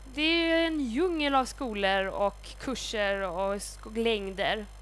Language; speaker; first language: Swedish; native; Swedish